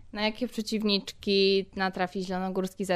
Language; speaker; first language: Polish; native; Polish